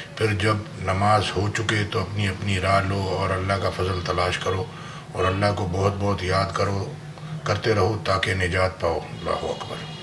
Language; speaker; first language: Urdu; native; Urdu